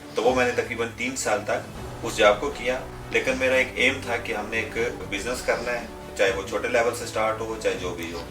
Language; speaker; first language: Urdu; non-native, local second language; Punjabi